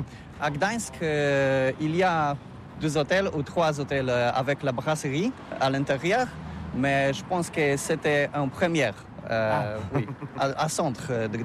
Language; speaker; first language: French; non-native, learner; Polish